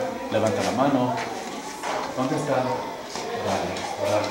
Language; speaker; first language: Spanish; non-native, fluent; English